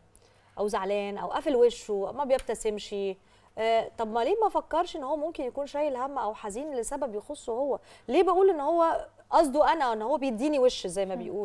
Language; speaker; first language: Arabic; native; Arabic